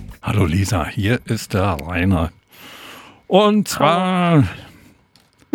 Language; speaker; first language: German; native; German